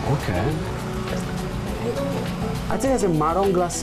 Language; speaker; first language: Chinese; non-native, fluent; Italian